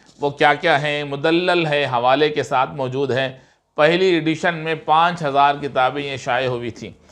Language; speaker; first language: Urdu; native; Urdu